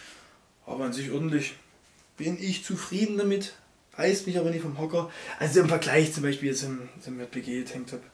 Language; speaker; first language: German; native; German